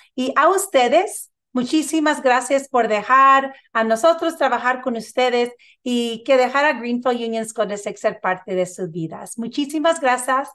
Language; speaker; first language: Spanish; early bilingual, heritage; Spanish